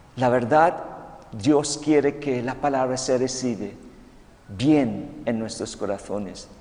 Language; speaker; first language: Spanish; non-native, fluent; Filipino